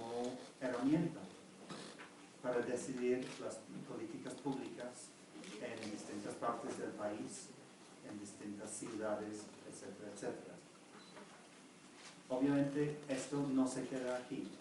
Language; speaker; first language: Spanish; non-native, fluent; English